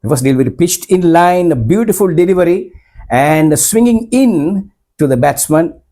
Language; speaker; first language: English; non-native, local second language; Sinhala